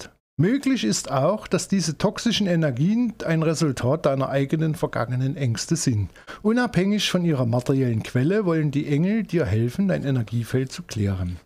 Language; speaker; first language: German; native; German